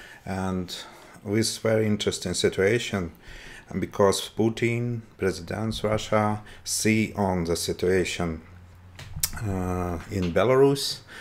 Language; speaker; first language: English; non-native, learner; Russian